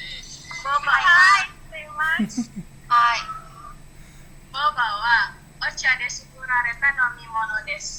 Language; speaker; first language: Japanese; non-native, learner; Indonesian